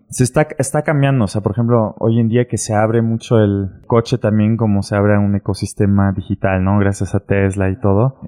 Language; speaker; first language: Spanish; early bilingual, heritage; German